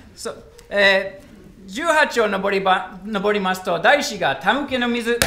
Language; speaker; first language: Japanese; non-native, fluent; English